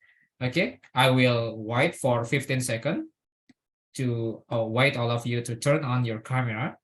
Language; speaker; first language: English; non-native, learner; Indonesian